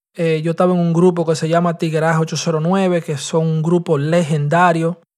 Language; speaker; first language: Spanish; early bilingual, heritage; Spanish